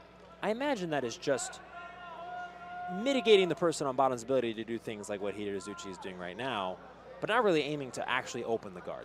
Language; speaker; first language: English; native; English